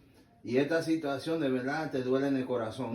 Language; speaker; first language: Spanish; early bilingual, heritage; English